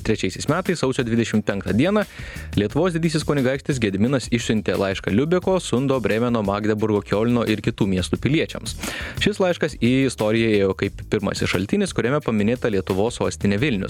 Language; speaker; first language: Lithuanian; native; Lithuanian